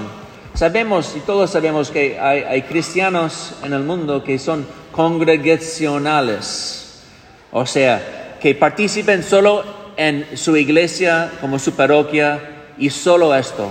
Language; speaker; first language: Spanish; non-native, fluent; English